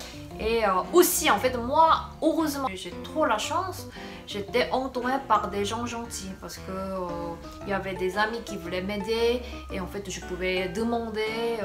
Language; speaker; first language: French; non-native, fluent; Korean